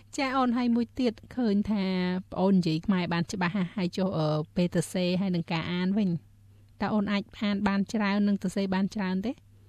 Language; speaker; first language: Khmer; native; Khmer